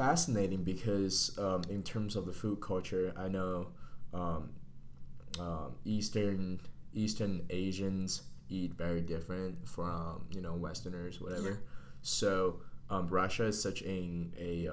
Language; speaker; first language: English; non-native, fluent; Chinese